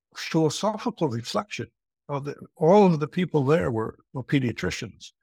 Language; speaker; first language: English; native; English